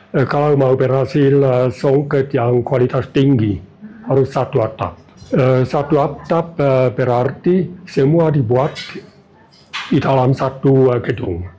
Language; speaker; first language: Indonesian; non-native, learner; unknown